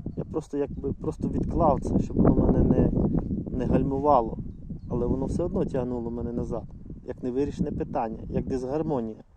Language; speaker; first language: Ukrainian; non-native, local second language; Russian